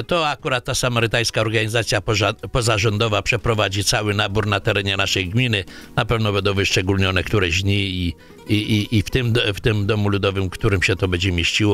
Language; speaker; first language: Polish; native; Polish